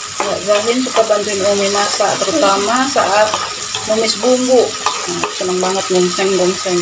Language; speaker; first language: Indonesian; native; Indonesian